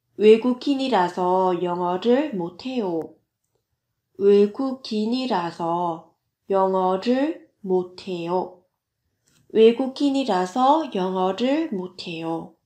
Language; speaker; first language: Korean; non-native, fluent; Vietnamese